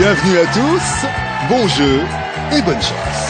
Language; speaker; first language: French; native; French